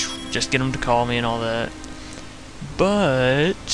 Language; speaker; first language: English; native; English